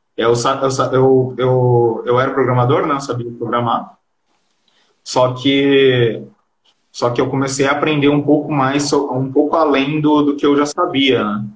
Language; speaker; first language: Portuguese; early bilingual, heritage; Portuguese